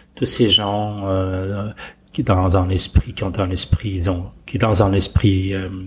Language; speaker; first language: French; non-native, fluent; Portuguese